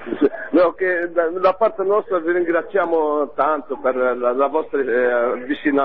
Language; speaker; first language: Italian; non-native, learner; Arabic